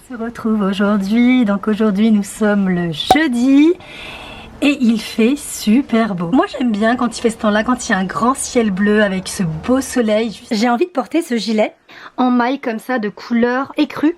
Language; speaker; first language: French; native; French